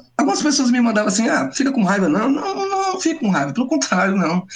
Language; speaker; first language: Portuguese; native; Portuguese